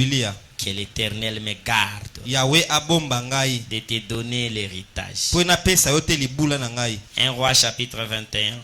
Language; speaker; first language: Haitian Creole; non-native, local second language; Lingala